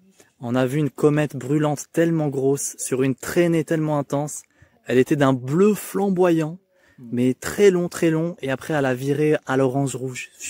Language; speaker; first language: French; native; French